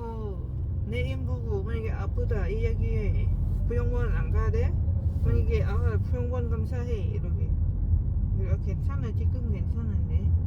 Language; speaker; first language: Korean; non-native, learner; Lao